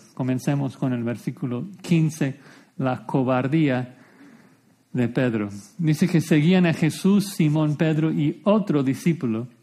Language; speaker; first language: Spanish; non-native, fluent; English